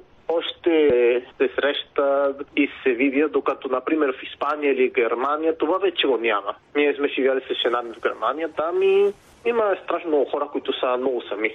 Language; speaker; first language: Bulgarian; non-native, fluent; Spanish